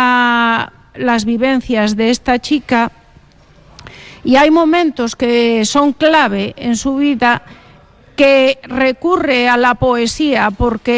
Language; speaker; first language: Spanish; non-native, local second language; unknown